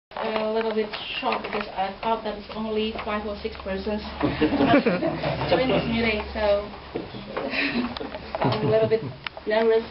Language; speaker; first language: English; non-native, fluent; Indonesian